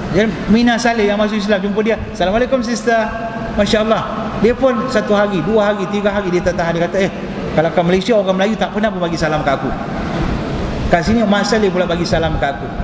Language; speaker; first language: Malay; non-native, local second language; Tamil